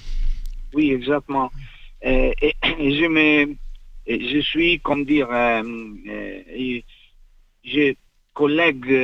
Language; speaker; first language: French; non-native, fluent; Italian